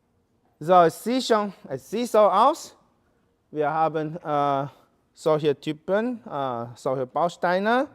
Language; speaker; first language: German; non-native, learner; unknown